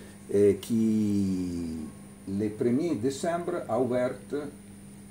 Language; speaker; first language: French; non-native, learner; Italian